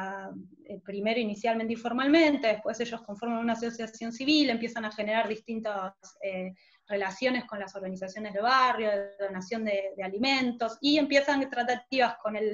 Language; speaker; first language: Spanish; native; Spanish